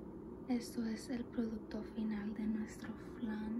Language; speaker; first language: Spanish; early bilingual, heritage; Spanish